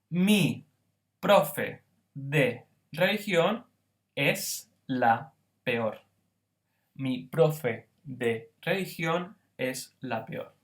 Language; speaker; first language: Spanish; non-native, fluent; English